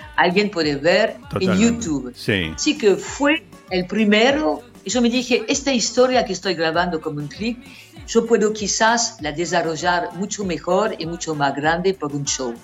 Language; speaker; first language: Spanish; non-native, learner; French